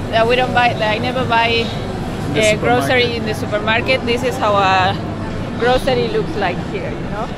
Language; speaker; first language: English; non-native, fluent; Spanish